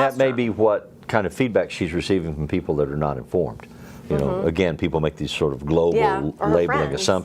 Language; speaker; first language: English; native; English